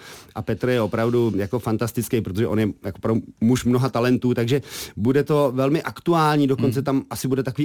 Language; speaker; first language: Czech; native; Czech